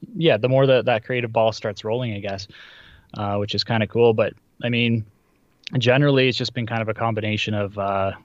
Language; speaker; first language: English; early bilingual, other home language; Russian